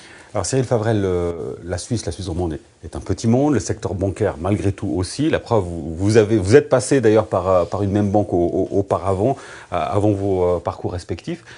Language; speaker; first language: French; native; French